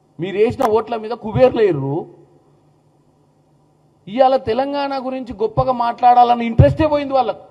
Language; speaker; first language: Telugu; native; Telugu